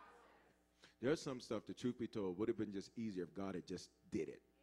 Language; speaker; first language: English; native; English